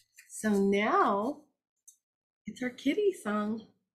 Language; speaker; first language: English; native; English